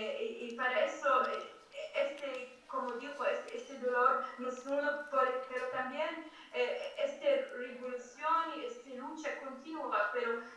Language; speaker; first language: Spanish; non-native, fluent; Arabic